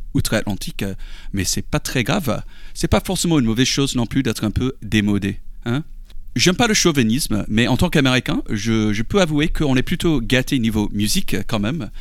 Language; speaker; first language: French; non-native, fluent; English